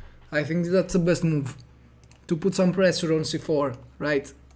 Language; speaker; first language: English; non-native, fluent; Greek